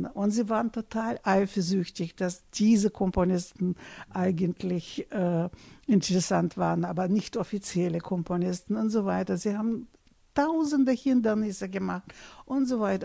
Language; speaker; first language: German; non-native, fluent; Russian